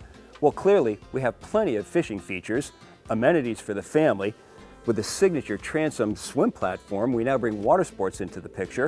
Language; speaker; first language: English; native; English